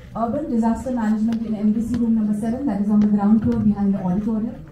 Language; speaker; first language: English; non-native, local second language; Marathi